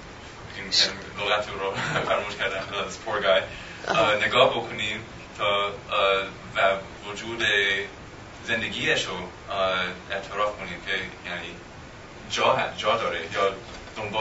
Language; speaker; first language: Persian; non-native, fluent; English